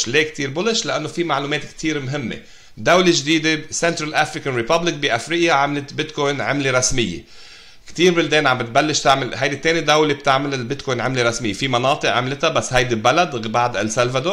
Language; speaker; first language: Arabic; native; Arabic